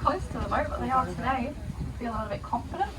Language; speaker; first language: English; native; English